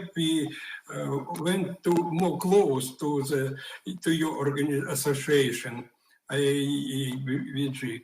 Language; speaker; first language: English; non-native, fluent; Ukrainian